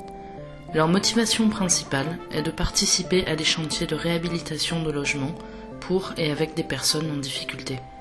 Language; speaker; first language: French; native; French